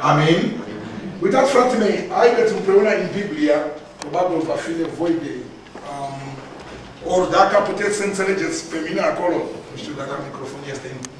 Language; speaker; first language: Romanian; non-native, learner; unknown